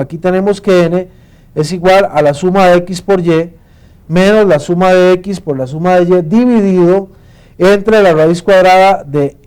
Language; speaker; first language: Spanish; native; Spanish